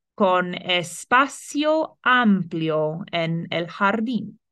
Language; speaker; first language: Spanish; non-native, fluent; English